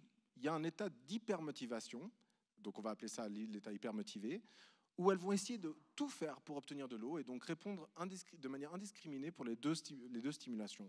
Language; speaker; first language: French; native; French